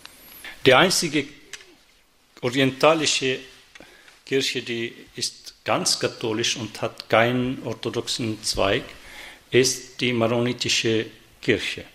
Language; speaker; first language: German; non-native, fluent; Arabic